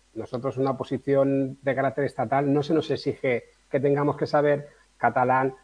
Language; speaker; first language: Spanish; native; Spanish